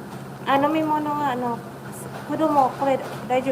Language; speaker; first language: Japanese; non-native, learner; Waray